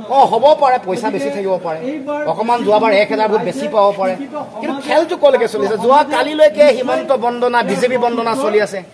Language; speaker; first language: Assamese; native; Assamese